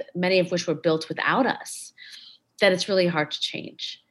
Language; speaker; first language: English; native; English